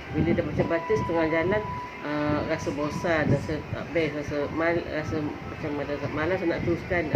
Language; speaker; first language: Malay; native; Malay